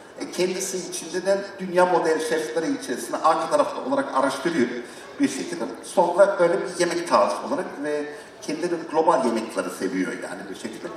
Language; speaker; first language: Turkish; non-native, learner; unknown